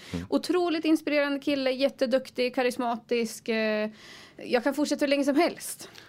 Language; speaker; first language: Swedish; native; Swedish